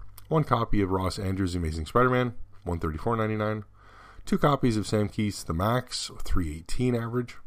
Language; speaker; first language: English; native; English